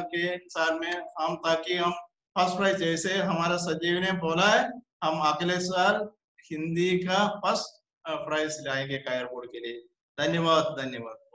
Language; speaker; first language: Hindi; non-native, local second language; Malayalam